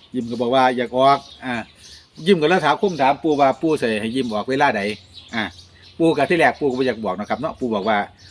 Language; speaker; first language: Thai; native; Thai